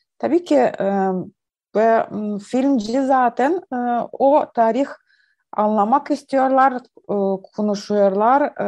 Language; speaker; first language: Turkish; non-native, learner; Ukrainian